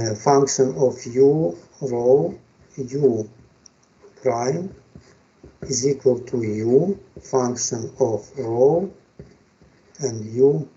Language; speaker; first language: English; non-native, fluent; Ukrainian